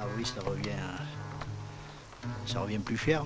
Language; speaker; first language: French; native; French